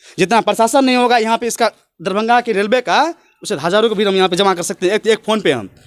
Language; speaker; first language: Hindi; native; Hindi